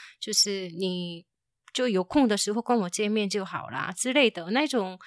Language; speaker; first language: Chinese; non-native, fluent; Korean